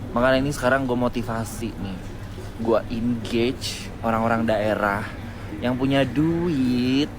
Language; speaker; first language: Indonesian; native; Indonesian